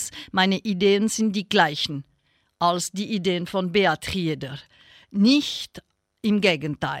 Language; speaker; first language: German; non-native, local second language; French